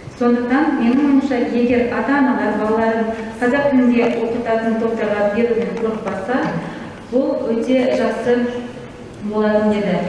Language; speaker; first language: Kazakh; non-native, local second language; Russian